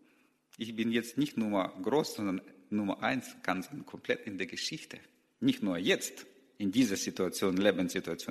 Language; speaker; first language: German; non-native, learner; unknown